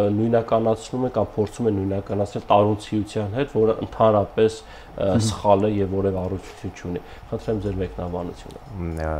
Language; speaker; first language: Armenian; native; Armenian